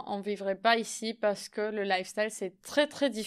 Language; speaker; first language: French; non-native, fluent; Catalan